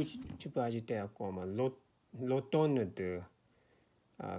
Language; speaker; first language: French; non-native, learner; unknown